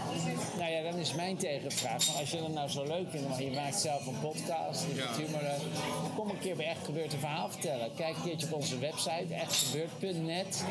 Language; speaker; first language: Dutch; native; Dutch